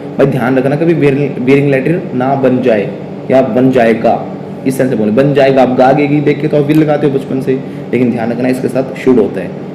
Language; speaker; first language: Hindi; native; Hindi